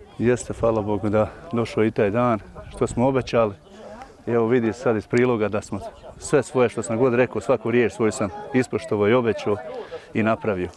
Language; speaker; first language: Bosnian; native; Bosnian